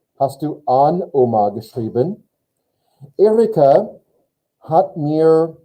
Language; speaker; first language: German; non-native, fluent; English